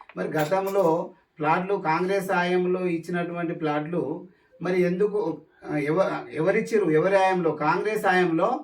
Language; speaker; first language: Telugu; native; Telugu